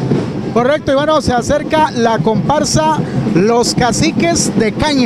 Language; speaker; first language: Spanish; native; Spanish